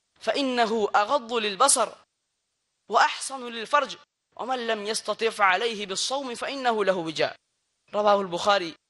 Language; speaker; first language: Arabic; non-native, fluent; Bangla